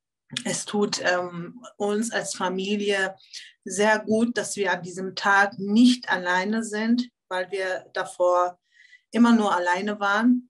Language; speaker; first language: German; early bilingual, other home language; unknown